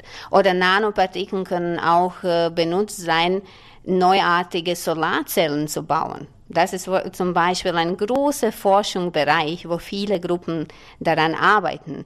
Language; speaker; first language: German; non-native, fluent; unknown